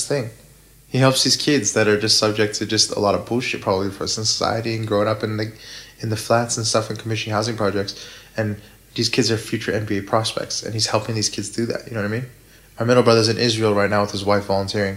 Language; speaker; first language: English; native; English